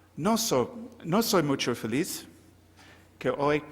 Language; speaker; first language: Spanish; non-native, learner; English